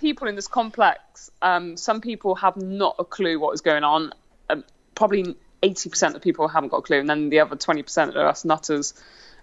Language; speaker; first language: English; native; English